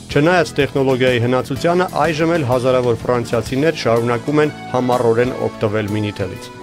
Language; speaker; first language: Armenian; native; Armenian